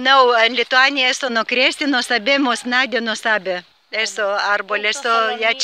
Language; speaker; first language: Spanish; non-native, learner; Lithuanian